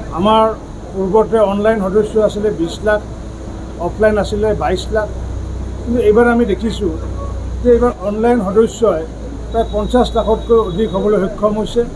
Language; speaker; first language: Assamese; native; Assamese